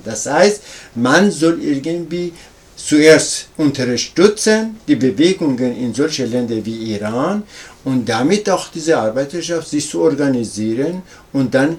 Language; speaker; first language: German; non-native, learner; Persian